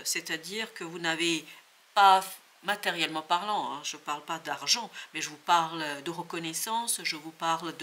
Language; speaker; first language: French; native; French